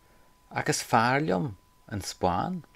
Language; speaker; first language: Irish; non-native, local second language; English